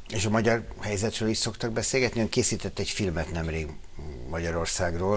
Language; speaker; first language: Hungarian; native; Hungarian